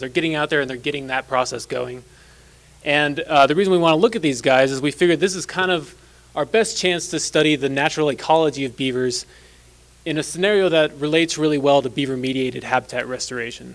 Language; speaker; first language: English; native; English